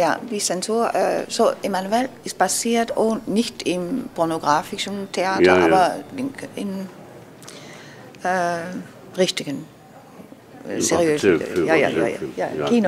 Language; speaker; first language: German; non-native, learner; Dutch